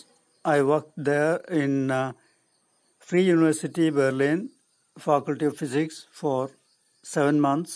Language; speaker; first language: English; non-native, local second language; Malayalam